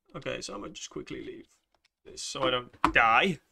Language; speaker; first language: English; native; English